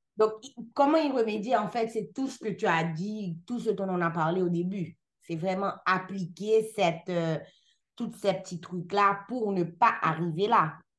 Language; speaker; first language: French; non-native, local second language; Haitian Creole